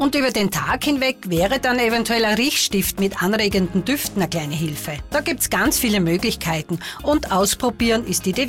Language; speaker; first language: German; native; German